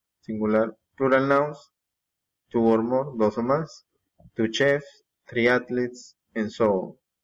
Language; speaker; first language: English; non-native, fluent; Spanish